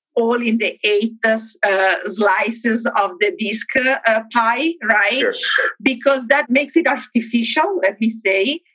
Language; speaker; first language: English; non-native, fluent; Italian